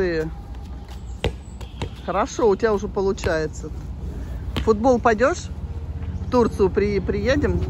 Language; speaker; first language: Russian; native; Russian